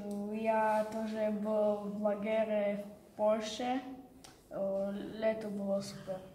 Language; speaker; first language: Russian; non-native, learner; Slovak